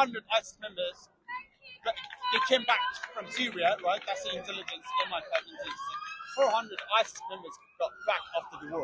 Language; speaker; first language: English; non-native, fluent; Persian